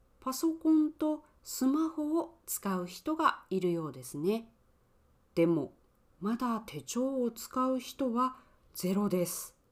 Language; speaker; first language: Japanese; native; Japanese